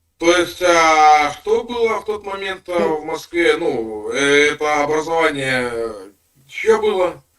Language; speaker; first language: Russian; native; Russian